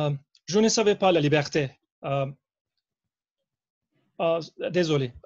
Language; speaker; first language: French; non-native, learner; Turkish